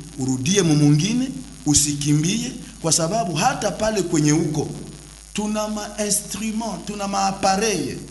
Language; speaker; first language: Swahili; native; Swahili